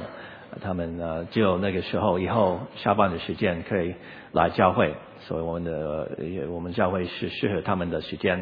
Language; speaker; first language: Chinese; non-native, learner; English